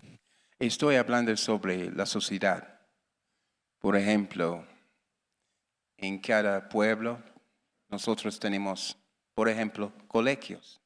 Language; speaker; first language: Spanish; non-native, learner; English